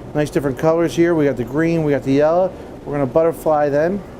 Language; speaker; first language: English; native; English